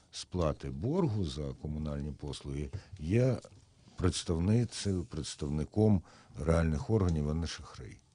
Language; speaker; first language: Ukrainian; native; Ukrainian